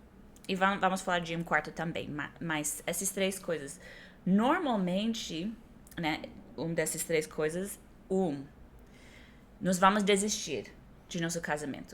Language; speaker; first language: Portuguese; non-native, fluent; English